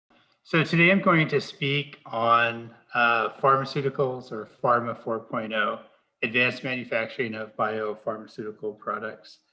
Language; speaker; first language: English; native; English